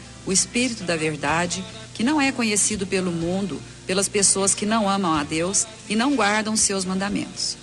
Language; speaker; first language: Portuguese; native; Portuguese